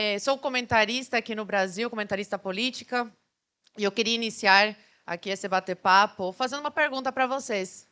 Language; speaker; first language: Portuguese; early bilingual, other home language; Spanish